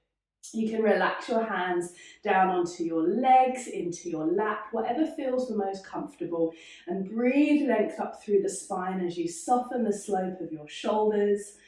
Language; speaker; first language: English; native; English